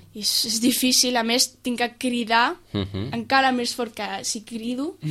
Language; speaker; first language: Catalan; early bilingual, other home language; English